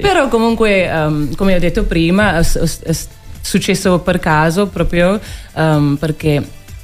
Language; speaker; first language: Italian; non-native, fluent; English